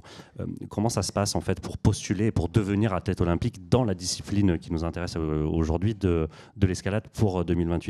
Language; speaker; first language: French; native; French